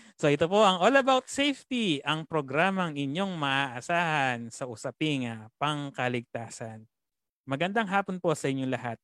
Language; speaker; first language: Filipino; non-native, local second language; Pampanga